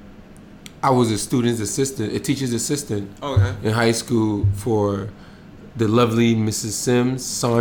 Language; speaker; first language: English; native; English